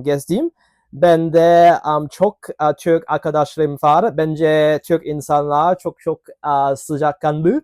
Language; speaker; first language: Turkish; non-native, learner; Cantonese